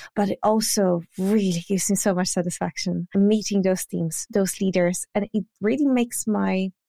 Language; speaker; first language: English; non-native, fluent; Polish